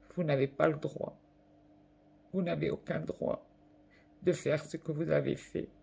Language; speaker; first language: French; non-native, local second language; Arabic